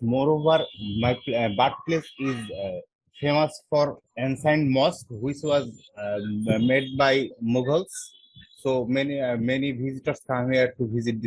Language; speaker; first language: English; non-native, learner; Bangla